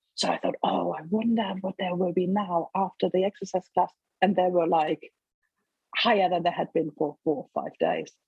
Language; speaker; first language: English; non-native, fluent; German